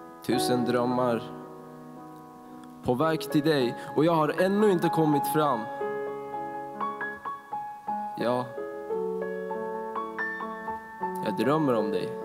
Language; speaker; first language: Swedish; non-native, fluent; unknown